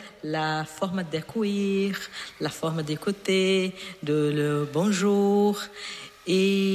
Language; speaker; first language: French; non-native, learner; Portuguese